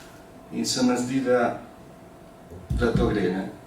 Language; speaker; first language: Slovenian; early bilingual, heritage; Slovenian